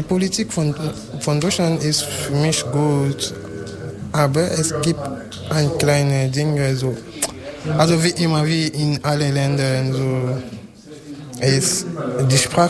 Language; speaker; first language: German; non-native, learner; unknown